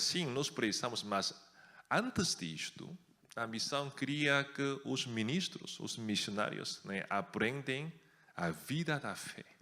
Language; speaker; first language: Portuguese; non-native, fluent; Korean